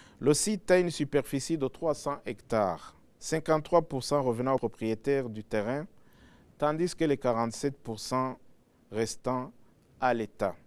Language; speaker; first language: French; non-native, local second language; Rundi